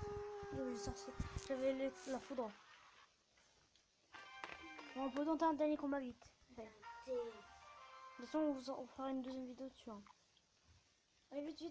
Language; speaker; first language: French; native; French